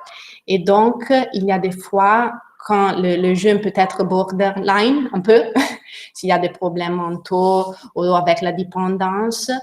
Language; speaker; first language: French; non-native, learner; Italian